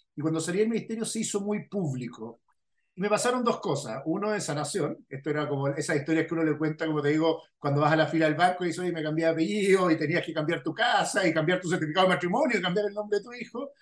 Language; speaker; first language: Spanish; native; Spanish